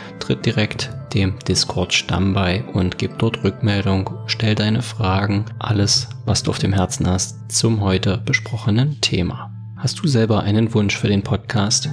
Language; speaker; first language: German; native; German